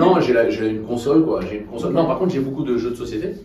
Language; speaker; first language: French; native; French